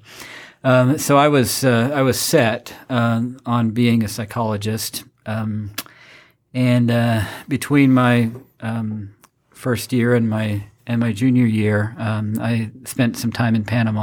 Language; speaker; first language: English; native; English